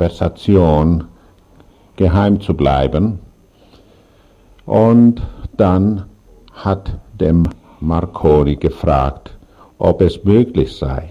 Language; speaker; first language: German; non-native, learner; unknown